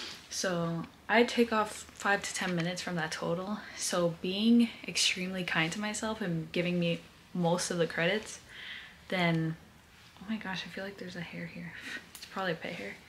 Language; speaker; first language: English; early bilingual, other home language; Spanish